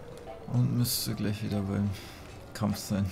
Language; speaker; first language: German; native; German